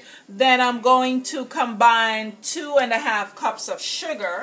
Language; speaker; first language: English; native; English